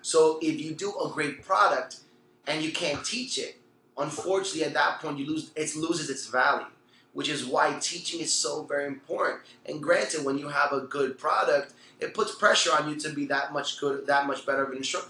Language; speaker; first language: English; early bilingual, other home language; Spanish